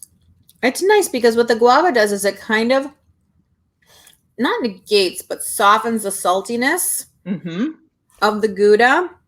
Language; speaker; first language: English; native; English